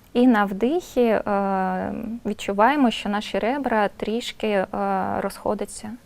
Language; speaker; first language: Ukrainian; non-native, local second language; Russian